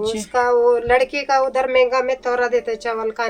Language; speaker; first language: Hindi; non-native, local second language; Tibetan